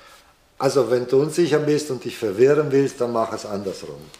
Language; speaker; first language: German; non-native, fluent; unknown